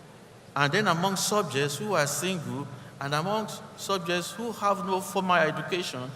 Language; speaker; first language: English; non-native, local second language; Yoruba